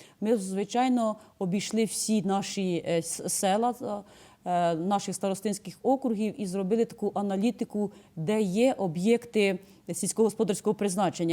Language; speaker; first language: Ukrainian; native; Ukrainian